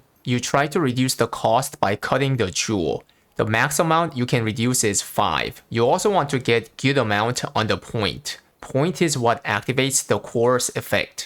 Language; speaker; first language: English; non-native, fluent; Korean